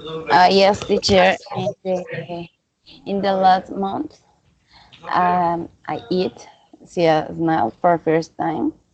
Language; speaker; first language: English; non-native, learner; Spanish